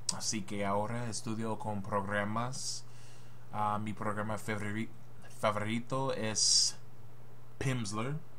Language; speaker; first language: Spanish; non-native, learner; English